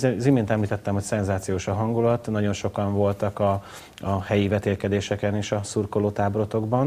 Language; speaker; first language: Hungarian; native; Hungarian